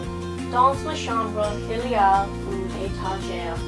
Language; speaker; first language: French; non-native, learner; English